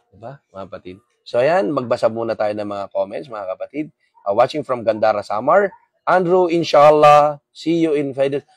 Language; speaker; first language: Filipino; non-native, local second language; Waray